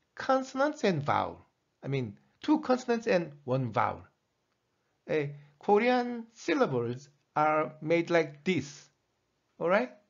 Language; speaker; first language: English; non-native, fluent; Korean